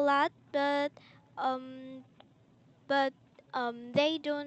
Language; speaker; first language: English; non-native, learner; Korean